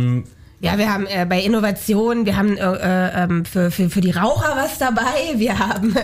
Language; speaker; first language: German; native; German